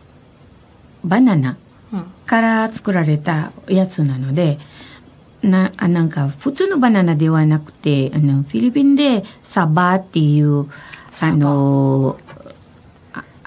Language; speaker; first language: Japanese; non-native, fluent; Filipino